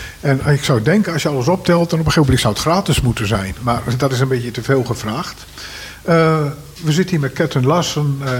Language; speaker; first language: Dutch; native; Dutch